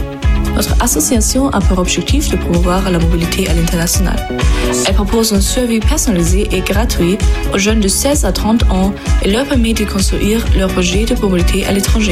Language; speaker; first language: French; non-native, fluent; German